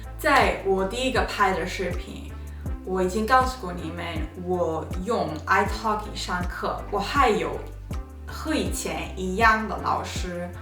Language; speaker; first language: Chinese; non-native, learner; Spanish